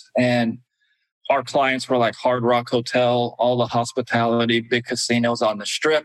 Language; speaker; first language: English; native; English